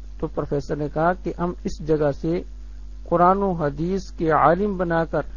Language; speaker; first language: Urdu; native; Urdu